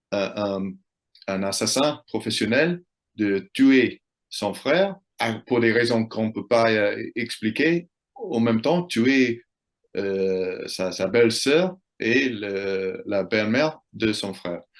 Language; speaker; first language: French; non-native, fluent; English